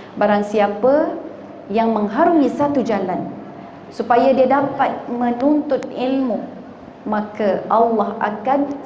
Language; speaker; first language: Malay; native; Malay